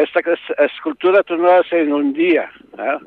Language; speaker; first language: Spanish; non-native, learner; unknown